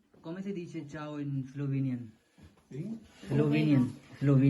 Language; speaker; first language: Italian; non-native, learner; Urdu